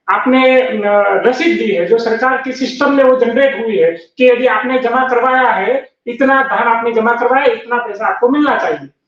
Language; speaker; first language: Hindi; non-native, local second language; Gujarati